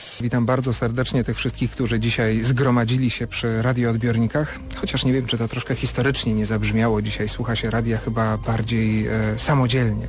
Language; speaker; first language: Polish; native; Polish